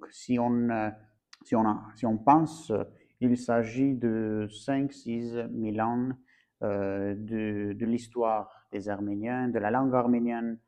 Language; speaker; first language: French; non-native, fluent; Armenian